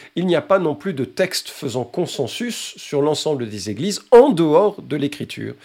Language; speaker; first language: French; native; French